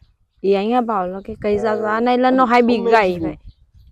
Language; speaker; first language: Portuguese; non-native, learner; Vietnamese